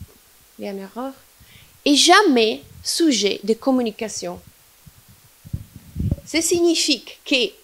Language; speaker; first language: French; non-native, fluent; Italian